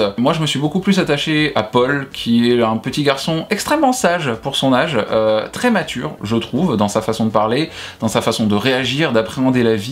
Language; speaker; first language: French; native; French